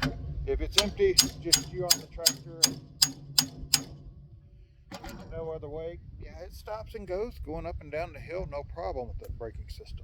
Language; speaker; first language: English; native; English